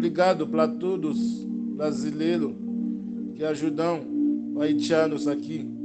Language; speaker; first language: Portuguese; non-native, learner; Haitian Creole